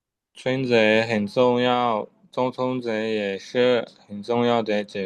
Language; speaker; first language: Chinese; non-native, learner; Burmese